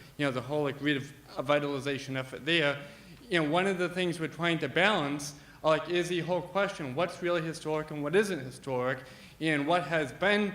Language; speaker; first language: English; native; English